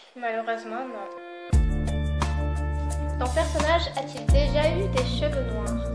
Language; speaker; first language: French; native; French